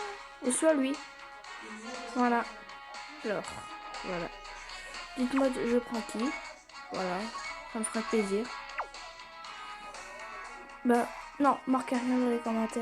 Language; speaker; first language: French; native; French